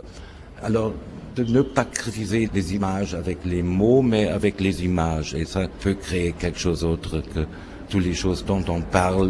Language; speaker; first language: French; non-native, fluent; German